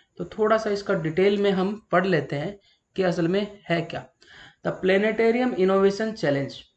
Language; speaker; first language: Hindi; native; Hindi